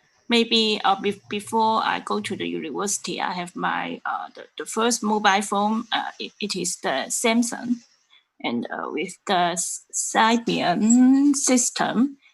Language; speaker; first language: English; non-native, learner; Chinese